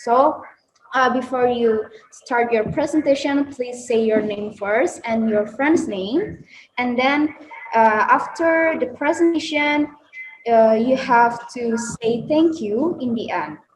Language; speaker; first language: English; non-native, learner; Indonesian